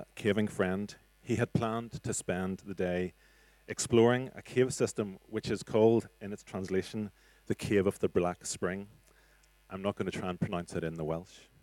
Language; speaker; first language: English; native; English